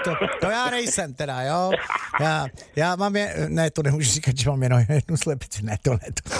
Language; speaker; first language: Czech; native; Czech